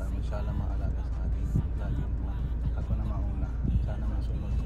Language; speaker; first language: Filipino; non-native, learner; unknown